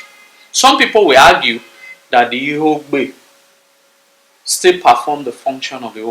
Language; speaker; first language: English; non-native, local second language; Bini